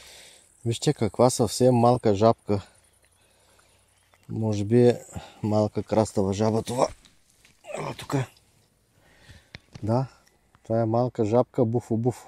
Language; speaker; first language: Bulgarian; native; Bulgarian